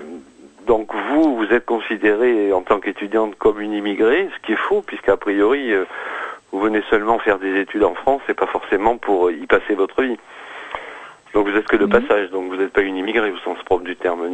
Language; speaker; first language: French; native; French